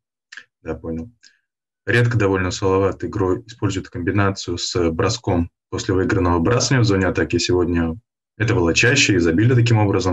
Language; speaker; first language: Russian; native; Russian